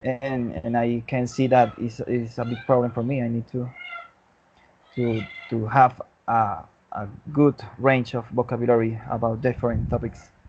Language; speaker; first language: English; non-native, learner; Spanish